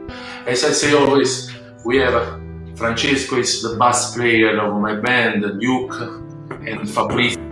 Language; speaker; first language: English; non-native, learner; Italian